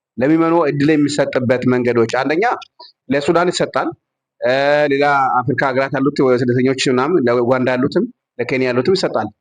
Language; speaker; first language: Amharic; non-native, local second language; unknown